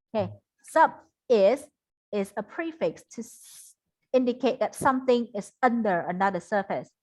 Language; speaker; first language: English; non-native, fluent; Vietnamese